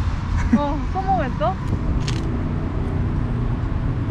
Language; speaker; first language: Spanish; non-native, learner; Turkish